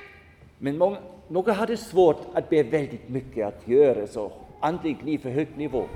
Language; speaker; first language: Swedish; non-native, fluent; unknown